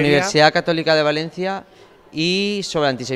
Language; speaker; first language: Spanish; native; Spanish